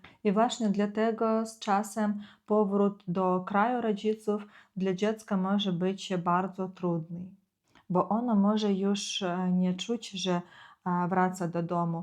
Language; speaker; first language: Polish; non-native, fluent; Ukrainian